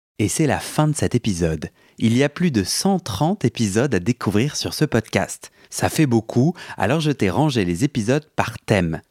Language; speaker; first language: French; native; French